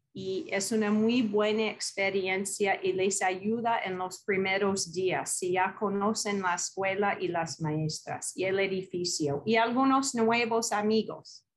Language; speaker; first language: Spanish; non-native, fluent; English